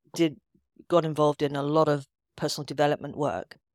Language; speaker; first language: English; native; English